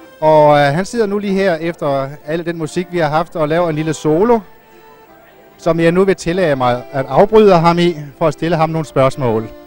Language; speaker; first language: Danish; native; Danish